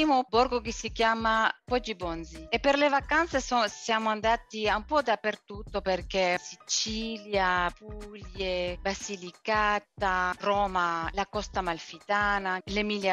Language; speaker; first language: Italian; non-native, fluent; Spanish